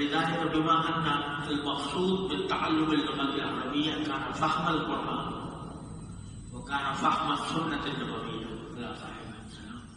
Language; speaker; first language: Arabic; non-native, fluent; Urdu